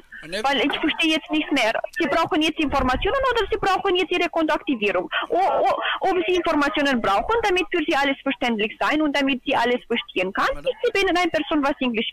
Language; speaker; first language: German; non-native, learner; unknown